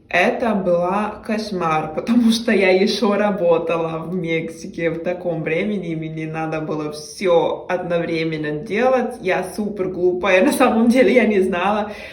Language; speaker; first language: Russian; non-native, fluent; Spanish